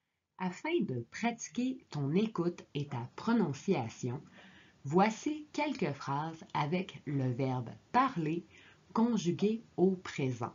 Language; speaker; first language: French; native; French